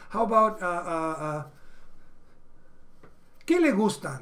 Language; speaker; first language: Spanish; non-native, fluent; English